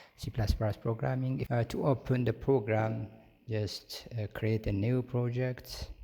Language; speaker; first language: English; non-native, local second language; Amharic